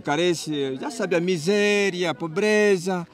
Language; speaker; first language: Portuguese; native; Portuguese